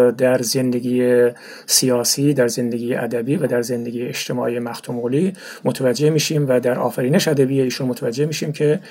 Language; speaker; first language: Persian; non-native, local second language; Turkmen